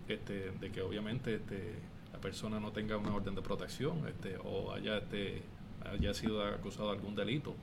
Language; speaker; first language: Spanish; native; Spanish